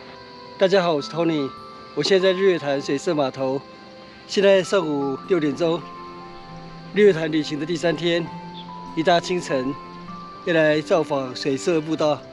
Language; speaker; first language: Chinese; native; Chinese